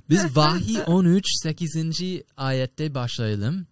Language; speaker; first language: Turkish; non-native, fluent; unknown